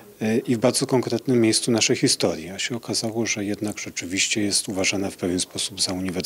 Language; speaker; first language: Polish; native; Polish